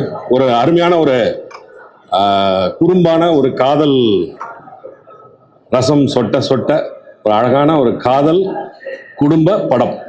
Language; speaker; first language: Tamil; native; Tamil